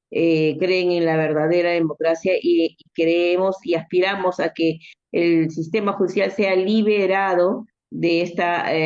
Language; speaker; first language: Spanish; native; Spanish